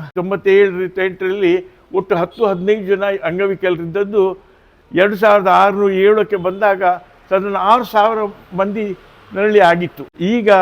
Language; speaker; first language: Kannada; native; Kannada